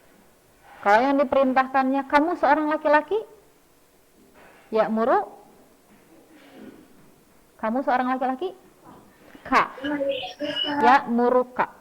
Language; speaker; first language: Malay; non-native, local second language; Sundanese